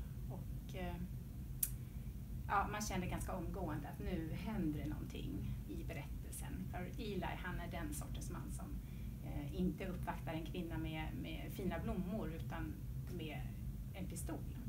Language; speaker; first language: Swedish; native; Swedish